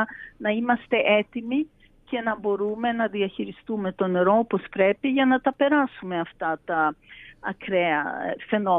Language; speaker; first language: Greek; early bilingual, heritage; Greek